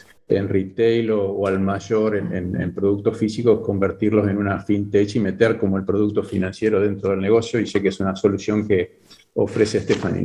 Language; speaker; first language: Spanish; native; Spanish